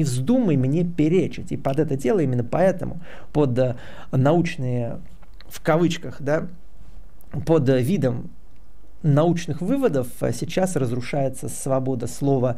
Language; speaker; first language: Russian; native; Russian